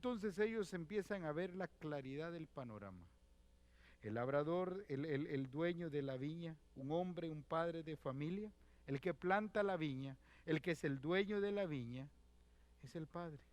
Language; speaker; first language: Spanish; native; Spanish